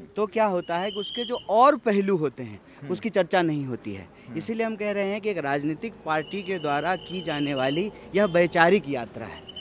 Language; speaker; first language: Hindi; native; Hindi